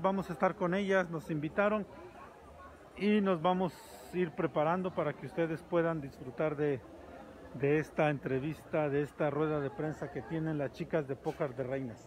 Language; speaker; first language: Spanish; native; Spanish